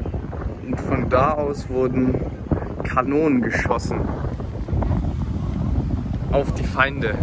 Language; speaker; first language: German; native; German